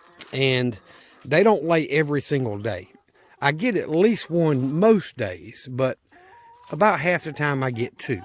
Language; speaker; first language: English; native; English